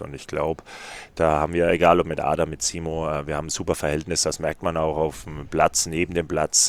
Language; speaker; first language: German; native; German